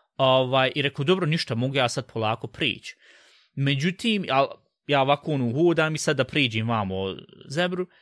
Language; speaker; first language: Bosnian; early bilingual, heritage; Bosnian